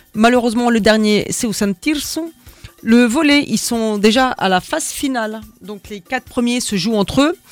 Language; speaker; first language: Portuguese; early bilingual, heritage; Portuguese